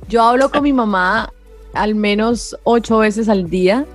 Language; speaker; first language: Spanish; native; Spanish